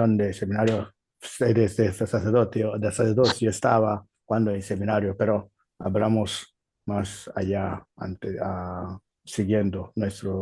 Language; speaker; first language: Spanish; non-native, learner; Igbo